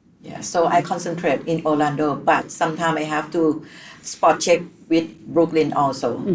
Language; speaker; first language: English; non-native, learner; Thai